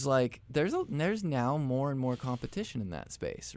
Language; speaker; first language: English; native; English